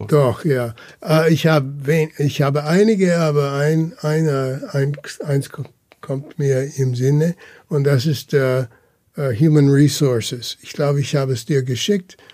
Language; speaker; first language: German; early bilingual, heritage; German